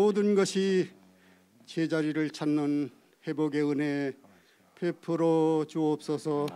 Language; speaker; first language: Korean; native; Korean